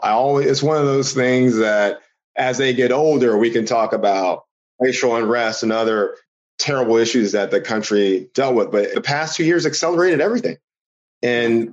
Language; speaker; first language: English; native; English